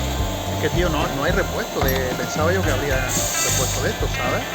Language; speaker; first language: Spanish; native; Spanish